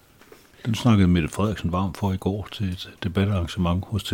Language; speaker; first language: Danish; native; Danish